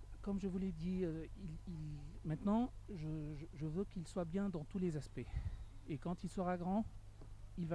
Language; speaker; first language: French; non-native, learner; Arabic